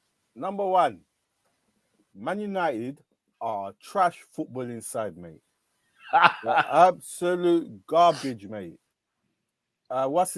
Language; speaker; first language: English; native; English